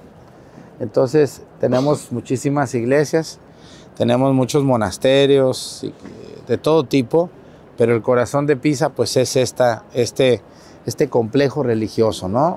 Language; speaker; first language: Spanish; native; Spanish